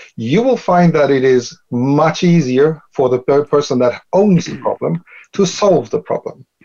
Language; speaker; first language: English; non-native, fluent; Dutch